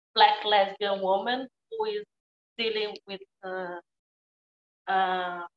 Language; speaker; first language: English; non-native, fluent; Portuguese